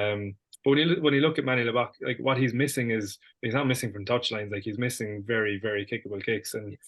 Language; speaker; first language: English; native; English